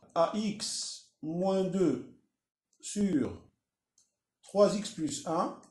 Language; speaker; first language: French; non-native, local second language; Arabic